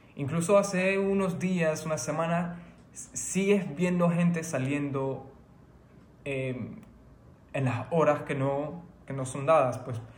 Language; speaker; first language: Spanish; early bilingual, other home language; French